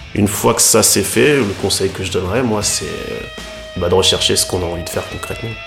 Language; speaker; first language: French; native; French